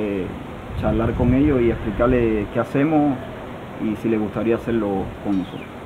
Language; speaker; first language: Spanish; native; Spanish